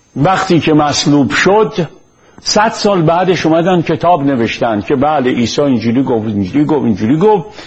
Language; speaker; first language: Persian; native; Persian